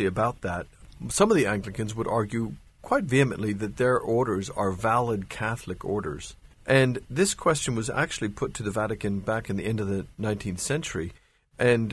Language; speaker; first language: English; native; English